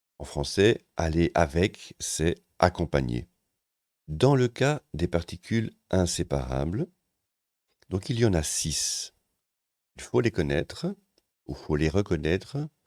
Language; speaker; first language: French; native; French